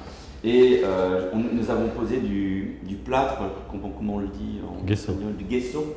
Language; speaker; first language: French; native; French